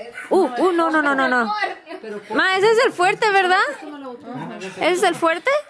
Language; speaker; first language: Spanish; early bilingual, heritage; Spanish